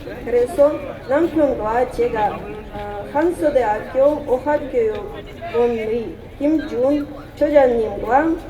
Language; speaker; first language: Korean; non-native, learner; Russian